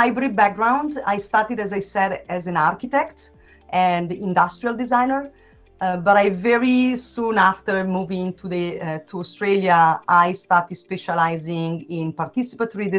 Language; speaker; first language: English; non-native, fluent; Italian